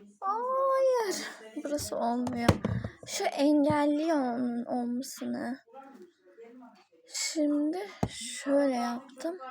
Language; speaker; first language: Turkish; native; Turkish